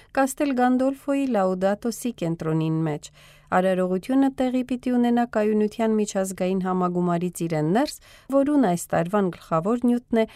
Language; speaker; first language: Armenian; early bilingual, heritage; Armenian